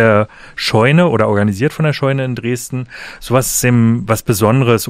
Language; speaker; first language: German; native; German